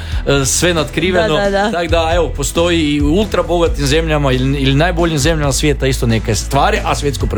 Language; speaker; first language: Serbian; native; Serbian